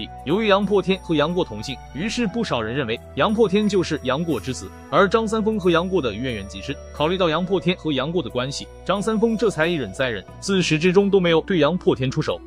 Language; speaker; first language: Chinese; native; Chinese